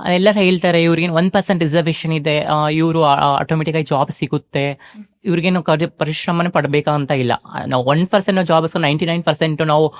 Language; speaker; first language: Kannada; native; Kannada